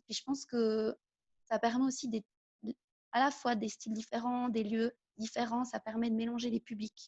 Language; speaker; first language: French; native; French